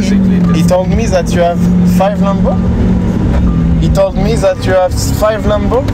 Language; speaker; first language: English; non-native, learner; French